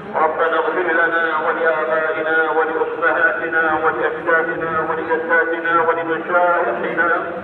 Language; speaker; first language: Arabic; non-native, fluent; Bangla